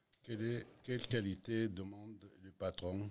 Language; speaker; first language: French; non-native, learner; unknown